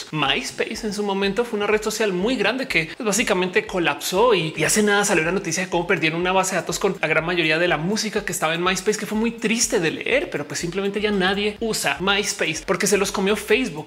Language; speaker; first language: Spanish; native; Spanish